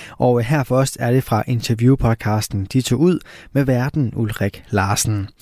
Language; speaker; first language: Danish; native; Danish